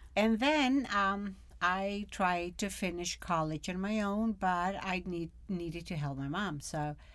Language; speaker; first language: English; early bilingual, other home language; Spanish